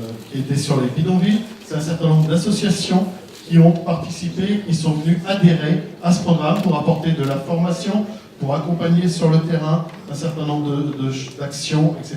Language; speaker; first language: French; native; French